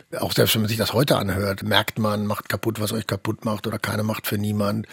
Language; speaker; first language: German; native; German